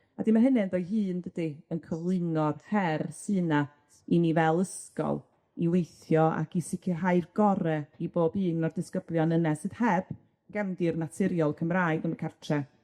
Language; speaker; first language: Welsh; native; Welsh